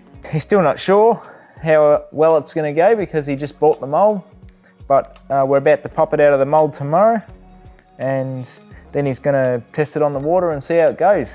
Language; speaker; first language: English; native; English